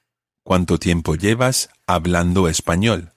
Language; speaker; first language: Spanish; non-native, fluent; English